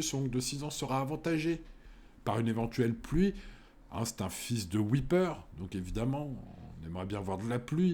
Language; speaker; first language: French; native; French